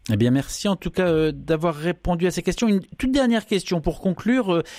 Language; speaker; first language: French; native; French